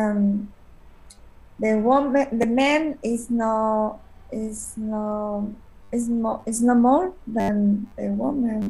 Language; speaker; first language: English; non-native, learner; Spanish